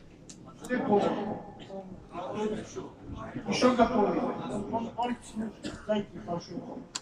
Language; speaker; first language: Russian; non-native, learner; Tajik